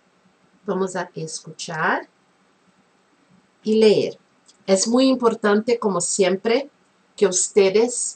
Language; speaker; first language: Spanish; non-native, fluent; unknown